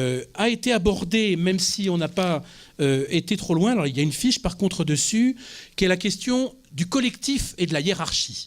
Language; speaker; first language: French; native; French